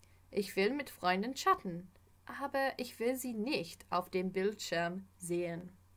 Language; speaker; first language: German; non-native, fluent; English